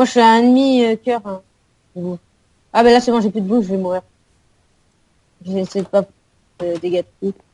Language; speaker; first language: French; native; French